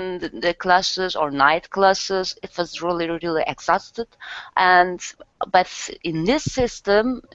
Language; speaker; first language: English; non-native, learner; Turkish